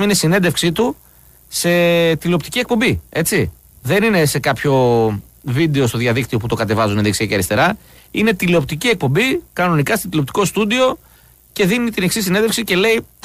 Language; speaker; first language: Greek; native; Greek